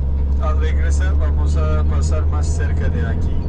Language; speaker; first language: Spanish; non-native, fluent; Turkish